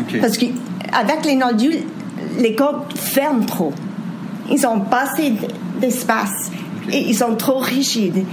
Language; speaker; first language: French; non-native, fluent; English